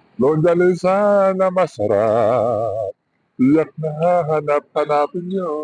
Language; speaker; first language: Filipino; native; Filipino